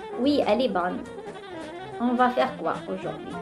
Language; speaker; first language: French; non-native, local second language; Arabic